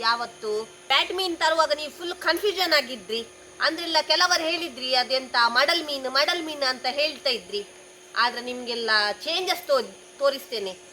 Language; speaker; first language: Kannada; non-native, local second language; Tulu